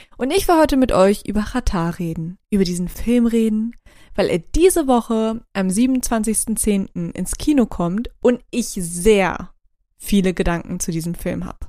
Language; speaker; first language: German; early bilingual, other home language; Turkish